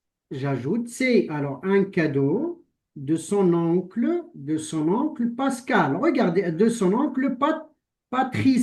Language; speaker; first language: French; non-native, local second language; Arabic